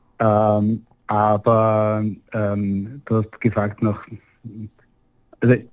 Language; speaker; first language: German; native; German